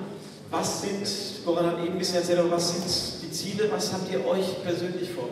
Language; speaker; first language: German; native; German